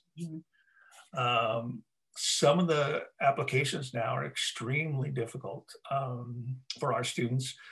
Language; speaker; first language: English; native; English